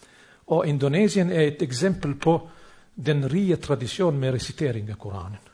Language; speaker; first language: Danish; non-native, fluent; Bosnian